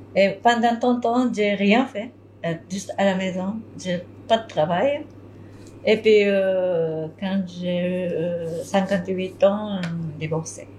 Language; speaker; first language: French; non-native, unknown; Japanese